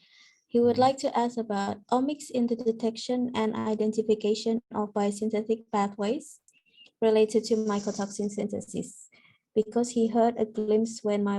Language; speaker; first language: English; non-native, fluent; Indonesian